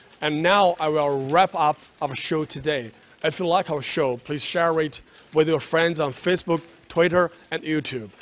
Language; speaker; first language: English; non-native, fluent; Chinese